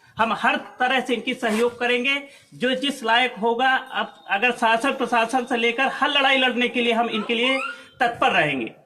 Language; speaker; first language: Hindi; native; Hindi